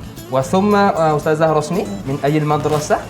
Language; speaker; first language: Arabic; non-native, fluent; Malay